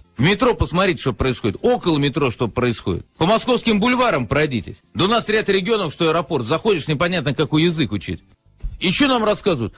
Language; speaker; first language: Russian; native; Russian